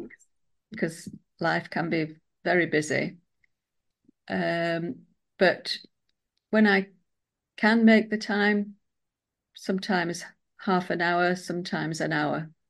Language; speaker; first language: English; native; English